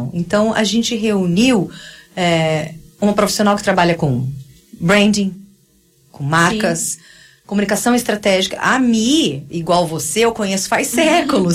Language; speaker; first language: Portuguese; native; Portuguese